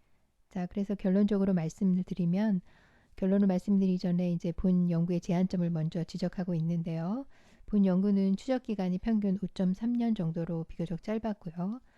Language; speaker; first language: Korean; native; Korean